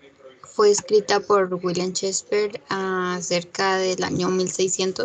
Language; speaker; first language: Spanish; native; Spanish